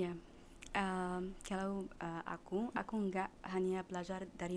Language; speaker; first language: Indonesian; non-native, learner; Arabic